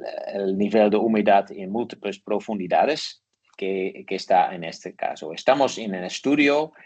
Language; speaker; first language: Spanish; non-native, learner; Dutch